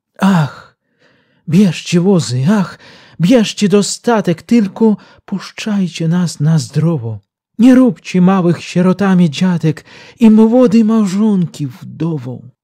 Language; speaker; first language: Polish; early bilingual, heritage; Polish